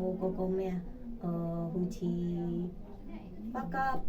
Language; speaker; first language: Cantonese; non-native, fluent; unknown